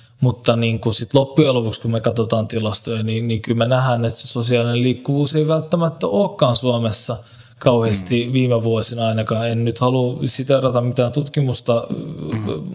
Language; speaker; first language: Finnish; non-native, fluent; Turkish